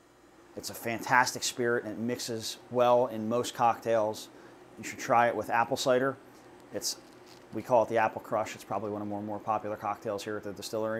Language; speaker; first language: English; native; English